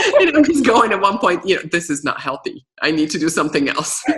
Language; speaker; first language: English; non-native, fluent; Bulgarian